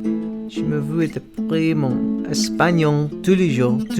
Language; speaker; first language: French; non-native, learner; English